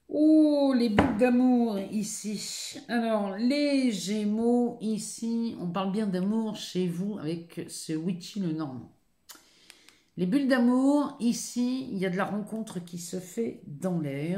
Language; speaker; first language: French; native; French